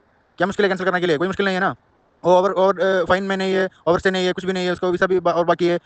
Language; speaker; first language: Hindi; non-native, learner; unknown